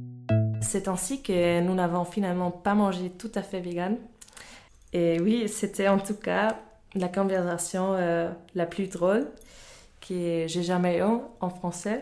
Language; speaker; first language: French; non-native, fluent; German